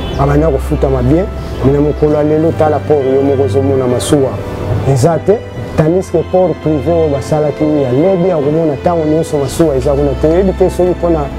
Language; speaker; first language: Lingala; non-native, local second language; Kongo